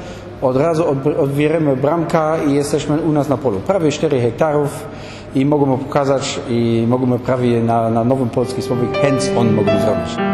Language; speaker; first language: Polish; non-native, learner; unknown